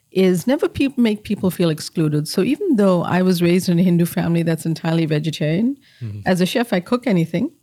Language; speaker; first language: English; native; English